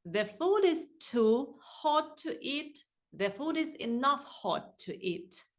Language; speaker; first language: English; non-native, fluent; Ukrainian